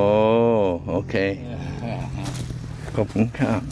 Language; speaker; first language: Thai; non-native, learner; English